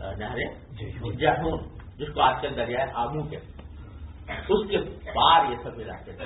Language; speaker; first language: Urdu; native; Urdu